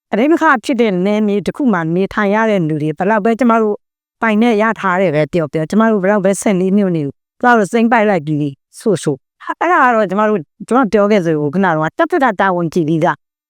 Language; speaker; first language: Burmese; native; Burmese